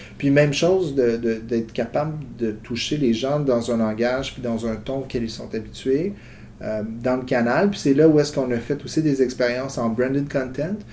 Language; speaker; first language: French; native; French